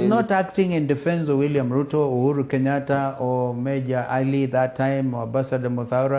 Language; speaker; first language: English; non-native, local second language; Kamba